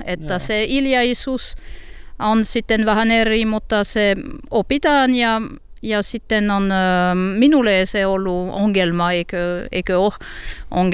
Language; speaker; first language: Finnish; non-native, learner; French